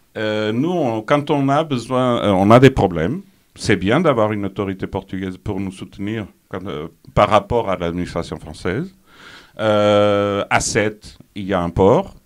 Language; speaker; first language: French; non-native, fluent; Portuguese